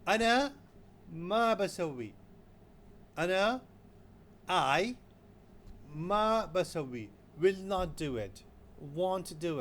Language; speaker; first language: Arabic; non-native, fluent; Urdu